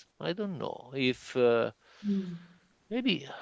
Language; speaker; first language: English; non-native, learner; Italian